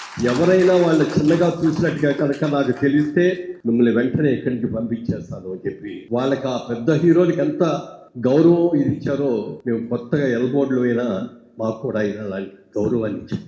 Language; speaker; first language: Telugu; native; Telugu